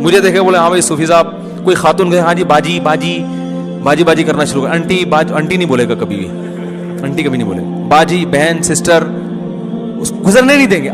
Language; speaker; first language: Urdu; native; Urdu